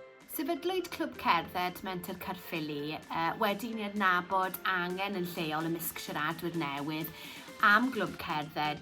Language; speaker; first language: Welsh; native; Welsh